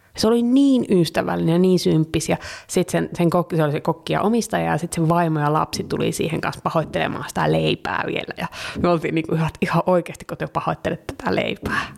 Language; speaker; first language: Finnish; early bilingual, heritage; Finnish